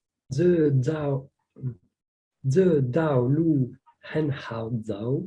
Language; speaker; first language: Chinese; non-native, learner; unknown